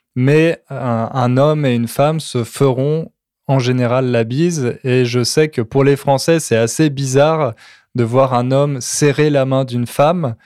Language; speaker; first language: French; native; French